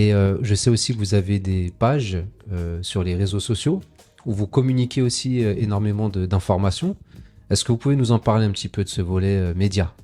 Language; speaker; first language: French; native; French